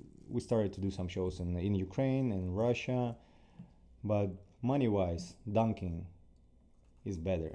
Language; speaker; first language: English; non-native, fluent; Ukrainian